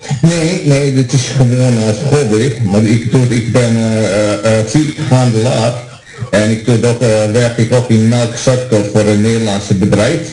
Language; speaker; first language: Dutch; non-native, learner; Croatian